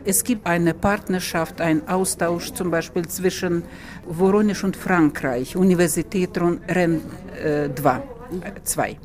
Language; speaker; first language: German; non-native, fluent; Russian